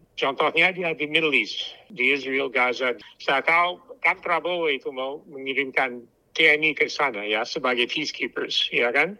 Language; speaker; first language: Indonesian; non-native, fluent; English